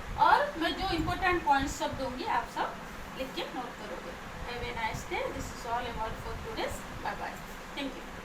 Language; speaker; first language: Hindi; non-native, local second language; Odia